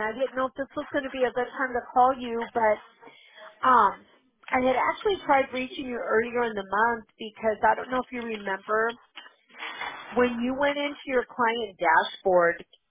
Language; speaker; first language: English; early bilingual, other home language; Spanish